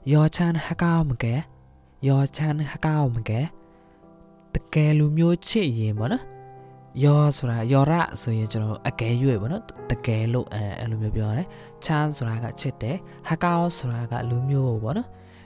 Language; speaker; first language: Burmese; non-native, local second language; Mon